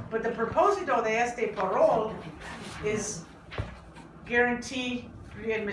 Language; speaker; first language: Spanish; non-native, learner; English